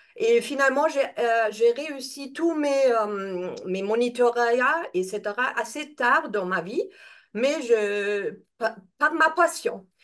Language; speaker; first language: French; non-native, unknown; German